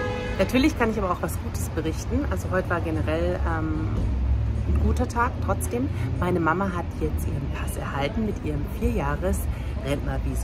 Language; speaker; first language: German; native; German